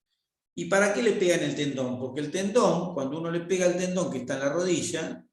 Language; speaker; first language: Spanish; native; Spanish